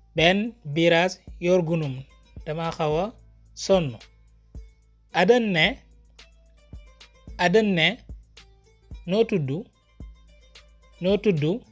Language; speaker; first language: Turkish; non-native, fluent; Wolof